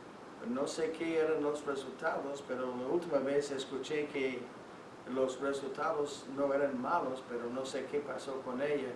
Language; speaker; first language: Spanish; non-native, fluent; English